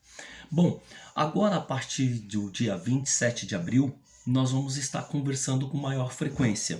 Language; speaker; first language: Portuguese; native; Portuguese